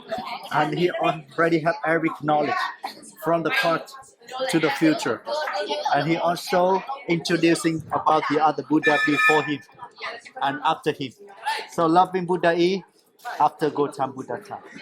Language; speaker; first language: English; non-native, learner; Vietnamese